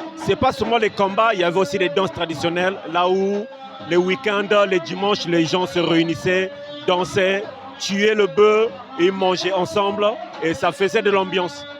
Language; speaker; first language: French; non-native, local second language; Lingala